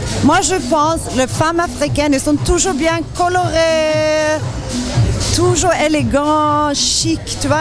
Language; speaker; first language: French; non-native, fluent; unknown